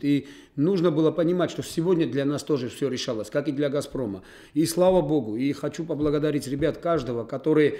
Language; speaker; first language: Russian; native; Russian